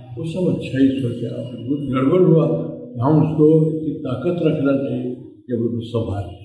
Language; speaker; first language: Hindi; native; Hindi